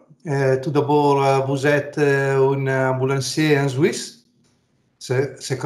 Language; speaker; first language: French; non-native, learner; Italian